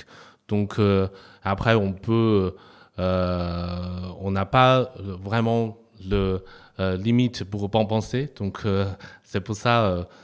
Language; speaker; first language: French; non-native, fluent; Chinese